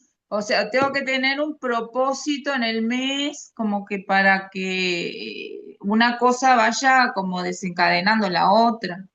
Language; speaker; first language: Spanish; native; Spanish